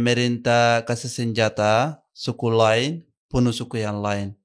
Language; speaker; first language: Indonesian; non-native, learner; Arabic